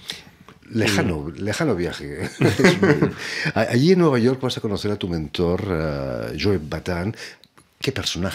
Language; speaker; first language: Spanish; native; Spanish